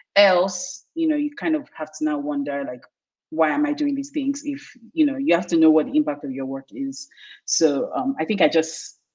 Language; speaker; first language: English; non-native, local second language; Yoruba